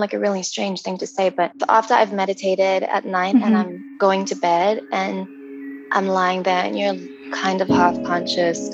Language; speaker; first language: English; native; English